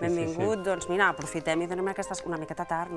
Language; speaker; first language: Catalan; native; Catalan